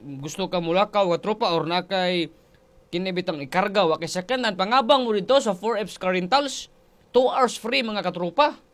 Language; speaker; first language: Cebuano; native; Cebuano